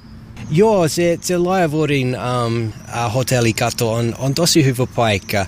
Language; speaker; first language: Finnish; non-native, learner; English